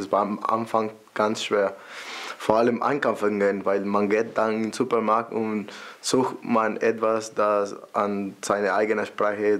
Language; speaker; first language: German; non-native, fluent; English